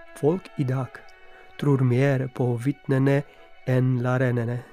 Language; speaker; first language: Norwegian; non-native, fluent; Polish